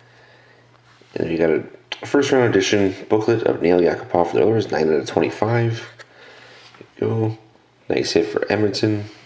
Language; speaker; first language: English; native; English